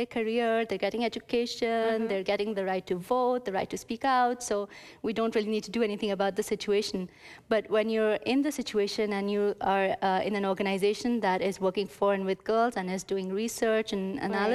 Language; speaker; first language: English; non-native, local second language; Urdu